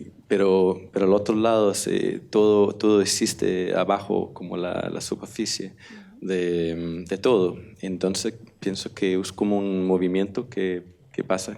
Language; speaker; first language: Spanish; non-native, learner; Danish